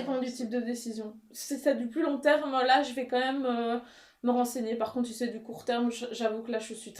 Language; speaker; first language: French; native; French